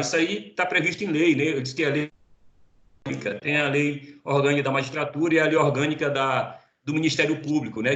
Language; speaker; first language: Portuguese; native; Portuguese